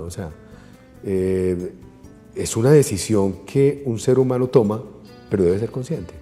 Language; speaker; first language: Spanish; native; Spanish